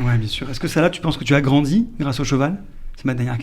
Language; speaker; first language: French; native; French